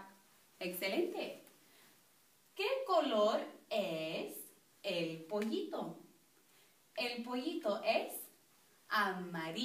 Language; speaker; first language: Spanish; non-native, fluent; English